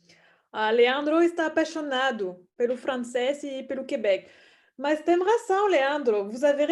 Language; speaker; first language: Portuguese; non-native, fluent; French